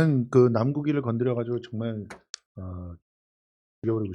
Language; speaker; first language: Korean; native; Korean